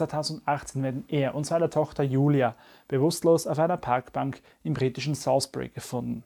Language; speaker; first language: German; native; German